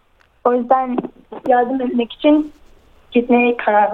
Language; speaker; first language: Turkish; early bilingual, heritage; Turkish